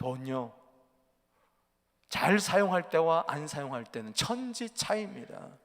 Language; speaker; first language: Korean; native; Korean